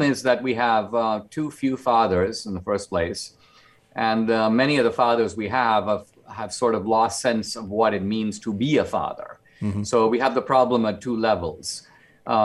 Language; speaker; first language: English; non-native, local second language; Konkani